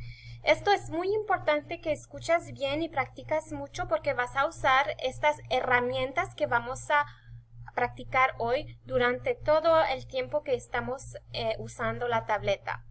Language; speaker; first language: Spanish; non-native, fluent; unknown